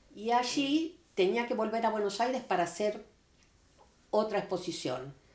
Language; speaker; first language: Spanish; native; Spanish